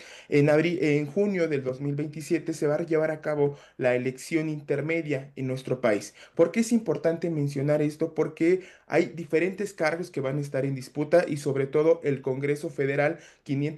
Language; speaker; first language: Spanish; native; Spanish